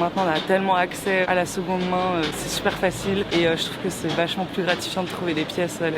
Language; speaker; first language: French; native; French